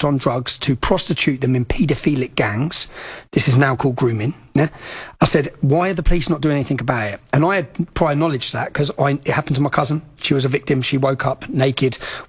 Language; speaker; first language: English; native; English